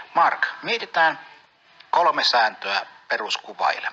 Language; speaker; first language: Finnish; native; Finnish